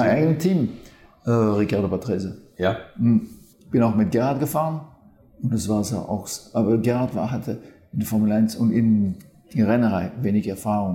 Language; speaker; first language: German; non-native, fluent; French